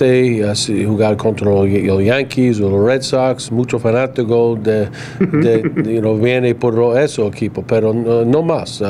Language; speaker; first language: Spanish; non-native, learner; English